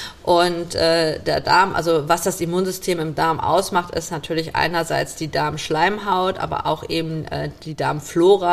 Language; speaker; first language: German; native; German